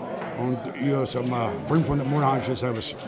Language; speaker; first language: German; native; German